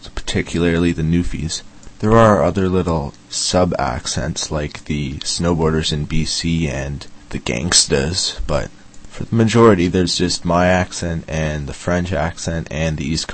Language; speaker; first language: English; native; English